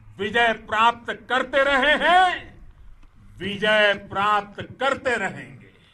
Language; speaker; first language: Hindi; non-native, local second language; Gujarati